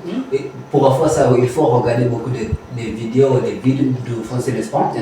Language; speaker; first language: French; non-native, learner; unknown